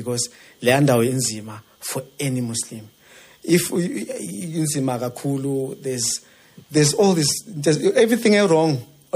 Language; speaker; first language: English; non-native, local second language; Zulu